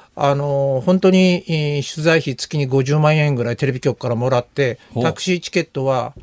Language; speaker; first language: Japanese; native; Japanese